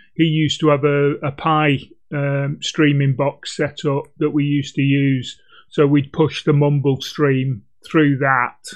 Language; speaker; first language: English; native; English